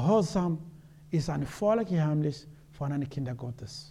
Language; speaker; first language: German; non-native, learner; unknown